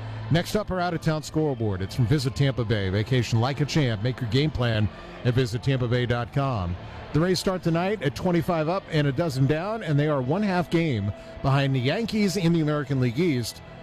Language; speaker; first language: English; native; English